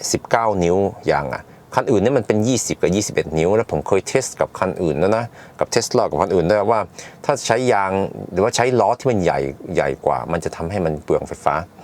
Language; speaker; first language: Thai; early bilingual, heritage; Thai